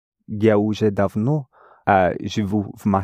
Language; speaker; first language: Russian; non-native, learner; English